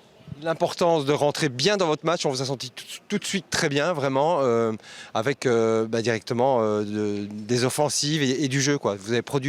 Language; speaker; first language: French; native; French